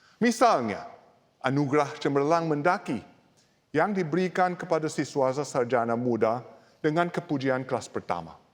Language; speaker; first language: Malay; non-native, local second language; English